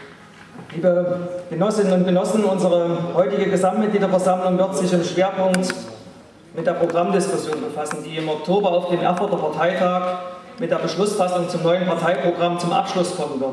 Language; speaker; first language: German; native; German